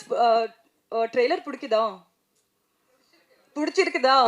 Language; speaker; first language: Tamil; non-native, learner; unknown